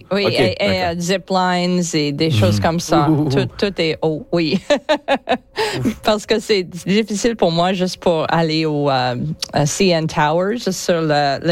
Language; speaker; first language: French; non-native, learner; English